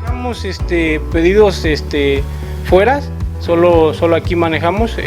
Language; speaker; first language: Spanish; native; Spanish